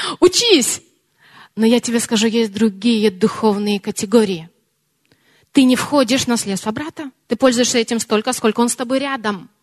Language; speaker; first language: Russian; early bilingual, heritage; Russian